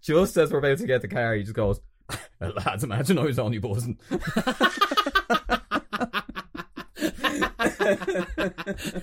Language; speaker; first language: English; native; English